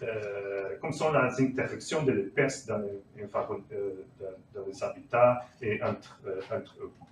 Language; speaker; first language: French; non-native, learner; Portuguese